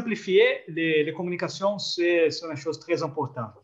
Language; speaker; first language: French; non-native, fluent; Portuguese